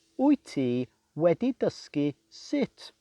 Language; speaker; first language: Welsh; non-native, fluent; English